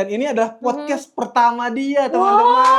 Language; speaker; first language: Indonesian; native; Indonesian